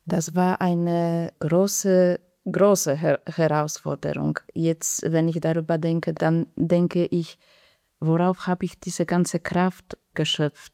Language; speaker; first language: German; non-native, fluent; Polish